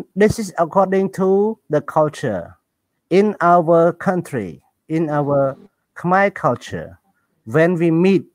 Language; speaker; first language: English; non-native, learner; Khmer